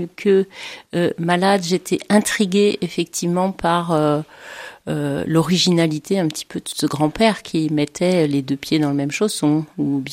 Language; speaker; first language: French; native; French